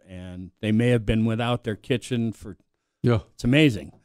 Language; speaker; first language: English; native; English